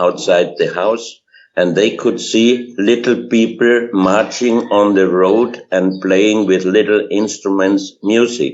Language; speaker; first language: English; non-native, fluent; German